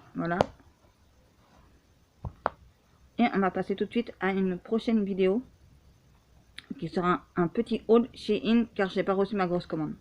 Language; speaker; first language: French; native; French